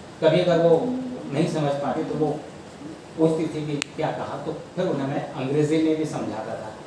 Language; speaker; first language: Hindi; native; Hindi